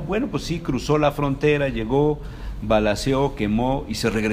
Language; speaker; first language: Spanish; native; Spanish